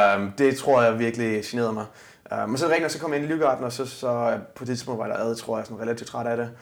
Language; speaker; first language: Danish; native; Danish